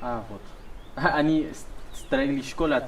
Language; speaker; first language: Russian; non-native, learner; English